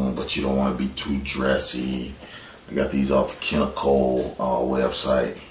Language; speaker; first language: English; native; English